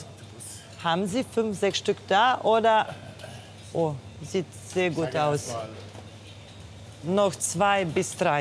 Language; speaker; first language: German; non-native, fluent; Croatian